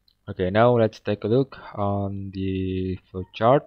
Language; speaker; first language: English; non-native, fluent; Indonesian